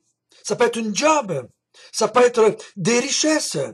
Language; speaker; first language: French; native; French